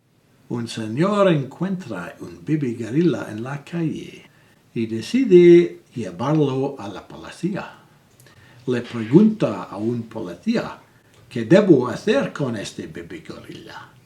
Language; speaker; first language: Spanish; non-native, learner; English